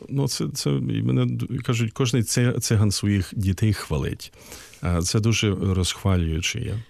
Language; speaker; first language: Ukrainian; early bilingual, heritage; Ukrainian